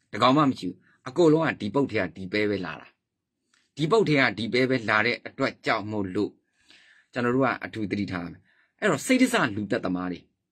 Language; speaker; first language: Burmese; native; Burmese